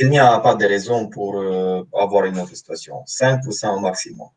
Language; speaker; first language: French; non-native, fluent; Romanian